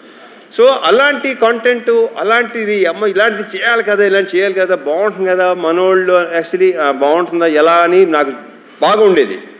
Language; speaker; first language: Telugu; native; Telugu